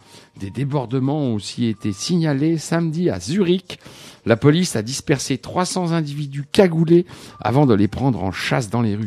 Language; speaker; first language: French; native; French